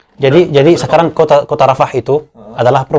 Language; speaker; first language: Indonesian; non-native, fluent; Arabic